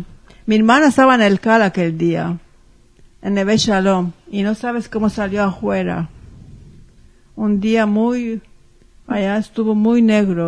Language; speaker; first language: Spanish; early bilingual, heritage; Ladino